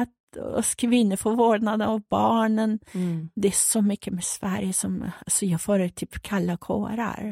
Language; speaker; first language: Swedish; non-native, fluent; Persian